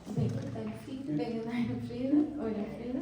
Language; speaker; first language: German; non-native, fluent; Portuguese